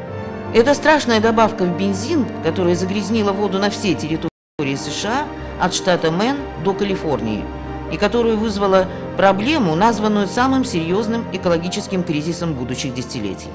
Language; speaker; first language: Russian; native; Russian